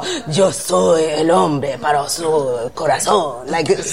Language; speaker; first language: Spanish; non-native, learner; English